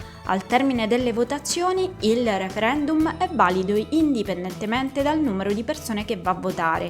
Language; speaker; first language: Italian; native; Italian